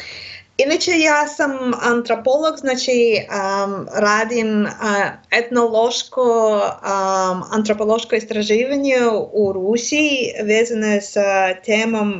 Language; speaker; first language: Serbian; non-native, learner; Russian